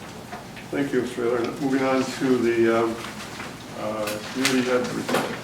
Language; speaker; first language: English; native; English